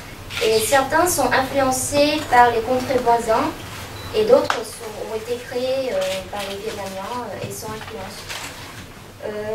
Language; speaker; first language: French; non-native, fluent; Vietnamese